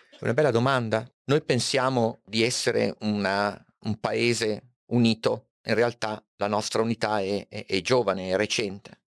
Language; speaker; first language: Italian; native; Italian